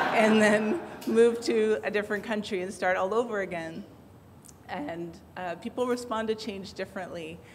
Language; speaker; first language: English; native; English